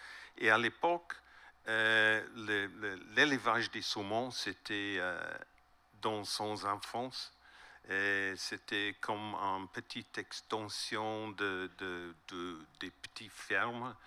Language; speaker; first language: French; non-native, learner; English